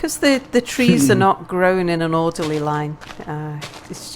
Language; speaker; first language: English; native; English